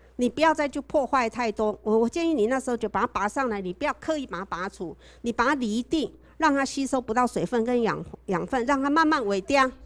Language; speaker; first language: Chinese; native; Chinese